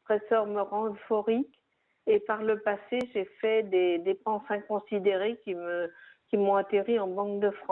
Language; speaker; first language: French; native; French